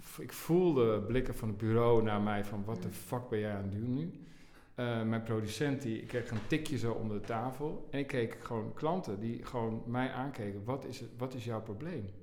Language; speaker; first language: Dutch; native; Dutch